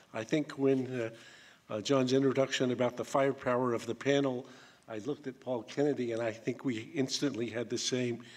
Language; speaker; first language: English; native; English